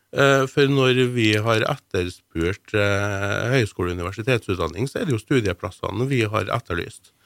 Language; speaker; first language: Norwegian; native; Norwegian